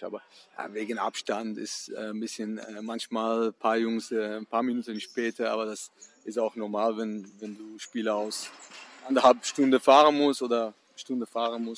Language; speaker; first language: German; non-native, fluent; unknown